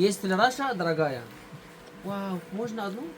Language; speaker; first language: Russian; non-native, learner; Arabic